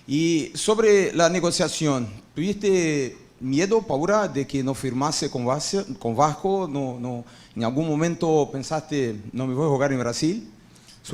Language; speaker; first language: Spanish; non-native, fluent; Portuguese